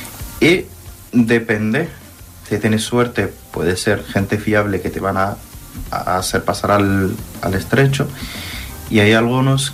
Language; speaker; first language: Spanish; non-native, fluent; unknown